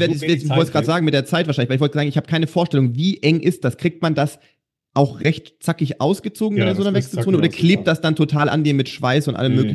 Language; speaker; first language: German; native; German